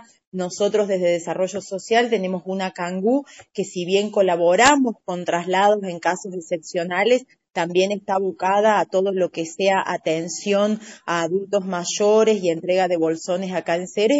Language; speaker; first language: Spanish; native; Spanish